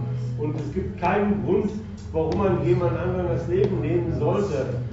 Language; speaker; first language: German; native; German